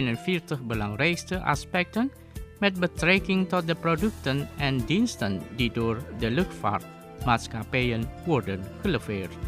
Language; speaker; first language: Dutch; non-native, fluent; Indonesian